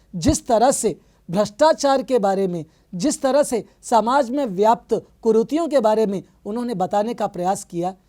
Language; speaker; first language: Hindi; non-native, local second language; Telugu